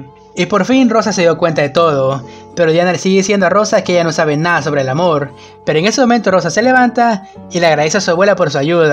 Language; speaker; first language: Spanish; native; Spanish